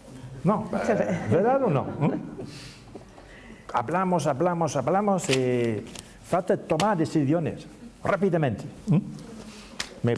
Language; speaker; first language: Spanish; non-native, learner; English